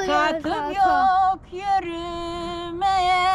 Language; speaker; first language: Turkish; native; Turkish